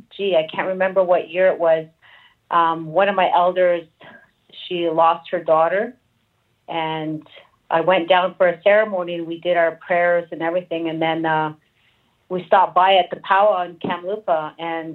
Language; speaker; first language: English; native; English